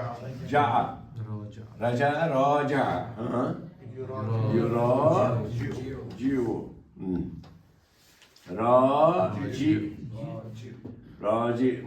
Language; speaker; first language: Arabic; non-native, fluent; Kashmiri